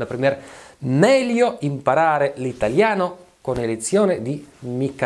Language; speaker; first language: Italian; non-native, fluent; Russian